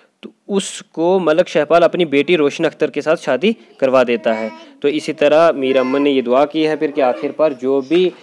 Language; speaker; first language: Urdu; non-native, local second language; Kashmiri